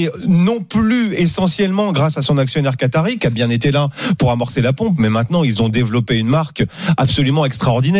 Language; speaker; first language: French; native; French